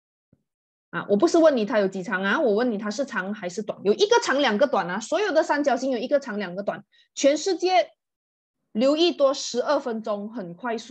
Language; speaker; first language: Chinese; native; Chinese